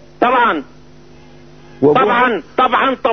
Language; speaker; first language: Arabic; native; Arabic